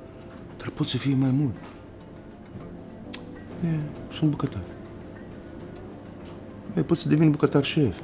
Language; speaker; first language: Romanian; non-native, learner; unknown